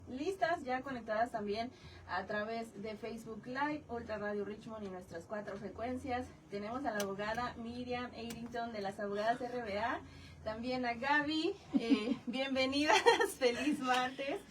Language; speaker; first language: Spanish; native; Spanish